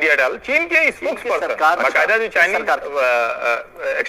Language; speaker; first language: Hindi; native; Hindi